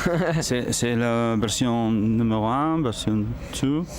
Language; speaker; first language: French; non-native, learner; Spanish